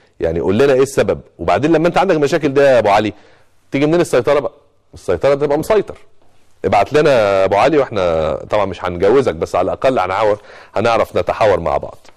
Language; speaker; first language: Arabic; native; Arabic